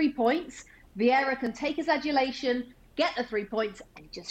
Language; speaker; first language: English; native; English